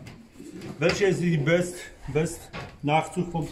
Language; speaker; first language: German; non-native, learner; Polish